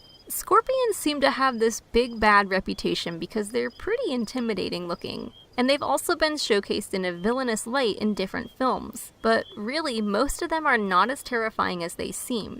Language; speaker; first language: English; native; English